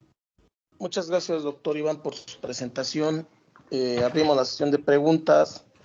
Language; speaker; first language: Spanish; native; Spanish